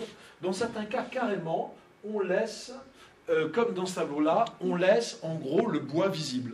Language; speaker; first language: French; native; French